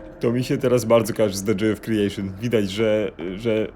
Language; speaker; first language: Polish; native; Polish